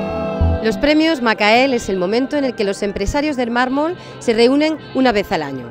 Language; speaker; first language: Spanish; native; Spanish